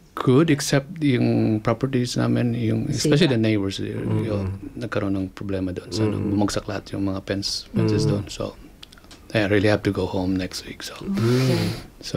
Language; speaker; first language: English; non-native, local second language; Cebuano